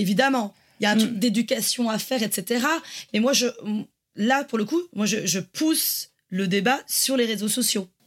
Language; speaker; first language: French; native; French